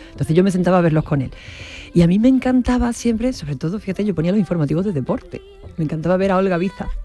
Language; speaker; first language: Spanish; native; Spanish